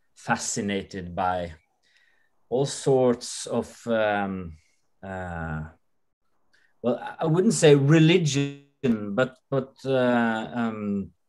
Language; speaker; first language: English; non-native, fluent; Norwegian